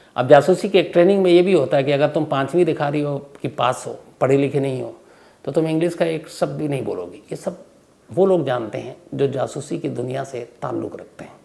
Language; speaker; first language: Hindi; native; Hindi